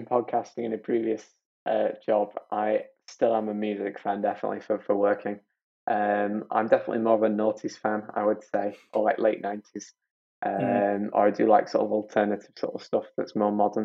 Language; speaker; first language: English; native; English